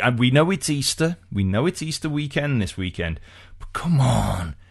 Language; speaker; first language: English; native; English